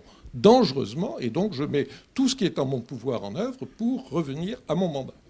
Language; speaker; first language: French; native; French